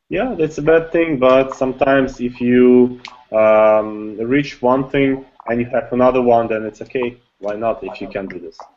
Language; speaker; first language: English; non-native, learner; Russian